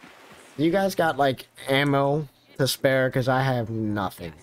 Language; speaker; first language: English; native; English